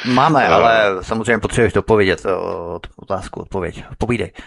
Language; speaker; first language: Czech; native; Czech